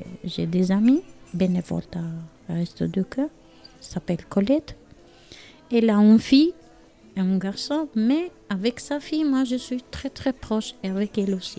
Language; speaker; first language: French; non-native, learner; Albanian